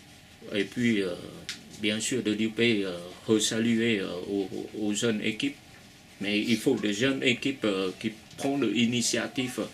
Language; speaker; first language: French; non-native, fluent; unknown